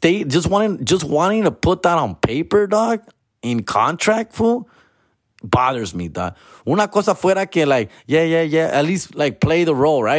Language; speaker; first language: English; early bilingual, other home language; Spanish